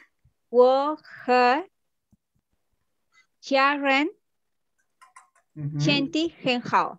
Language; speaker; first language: Chinese; non-native, learner; Spanish